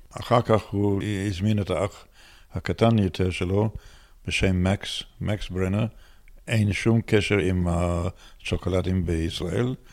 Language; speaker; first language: Hebrew; non-native, fluent; English